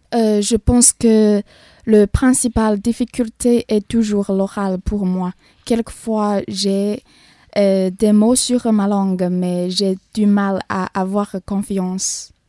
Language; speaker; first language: French; non-native, learner; Chinese